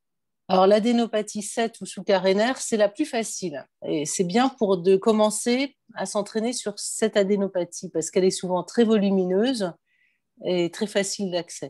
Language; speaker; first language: French; native; French